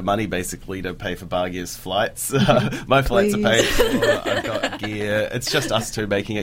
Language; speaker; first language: English; native; English